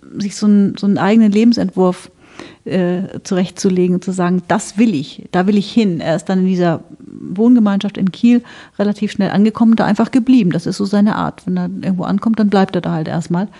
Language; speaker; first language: German; native; German